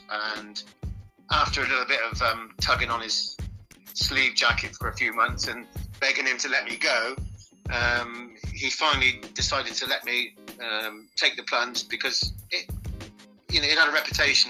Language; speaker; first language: English; native; English